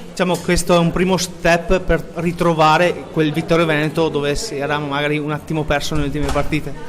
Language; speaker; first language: Italian; native; Italian